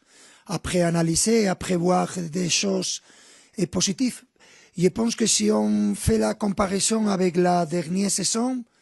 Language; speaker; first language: French; non-native, fluent; Spanish